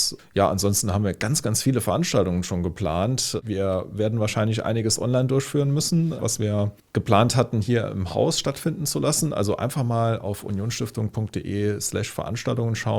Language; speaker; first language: German; native; German